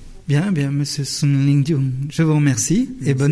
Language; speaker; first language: French; native; French